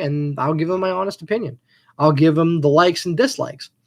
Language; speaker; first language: English; native; English